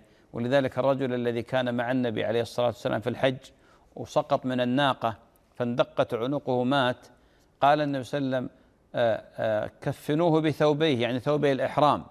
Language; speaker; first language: Arabic; native; Arabic